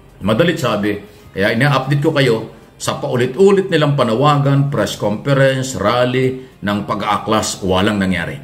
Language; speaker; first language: Filipino; native; Filipino